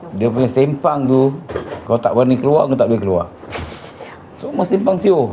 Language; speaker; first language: Malay; native; Malay